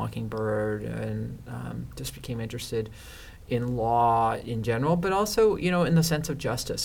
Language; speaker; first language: English; native; English